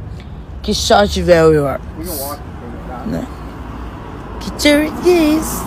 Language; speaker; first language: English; non-native, learner; Portuguese